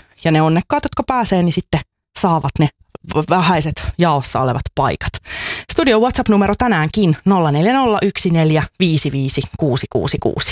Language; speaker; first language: Finnish; native; Finnish